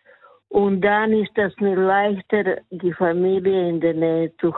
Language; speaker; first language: German; non-native, learner; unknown